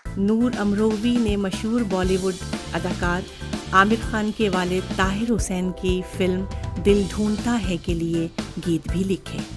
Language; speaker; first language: Urdu; native; Urdu